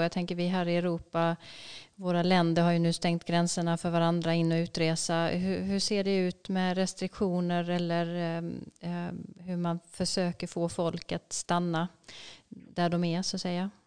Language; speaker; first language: Swedish; native; Swedish